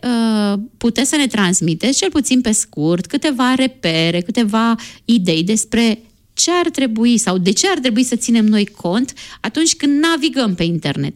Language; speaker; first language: Romanian; native; Romanian